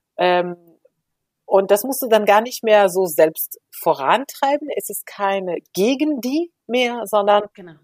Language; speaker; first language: German; non-native, fluent; Arabic